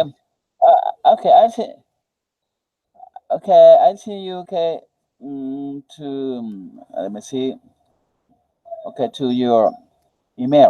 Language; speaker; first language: English; non-native, learner; Spanish